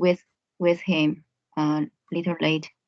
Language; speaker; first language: English; non-native, fluent; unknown